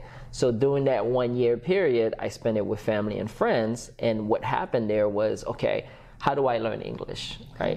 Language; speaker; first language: English; non-native, fluent; Haitian Creole